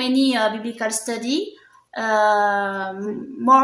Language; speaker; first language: English; non-native, learner; French